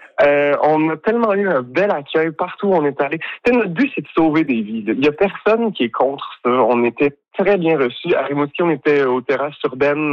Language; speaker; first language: French; native; French